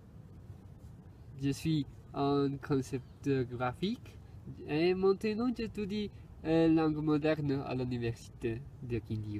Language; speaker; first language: French; non-native, learner; Spanish